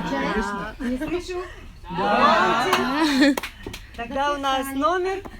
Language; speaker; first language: Russian; non-native, learner; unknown